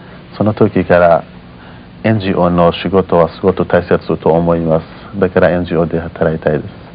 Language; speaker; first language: Japanese; non-native, learner; Kurdish